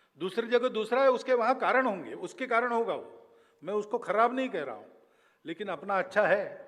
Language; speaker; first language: Hindi; non-native, local second language; Marathi